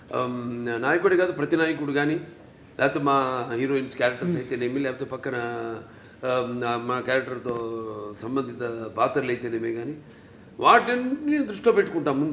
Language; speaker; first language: Telugu; native; Telugu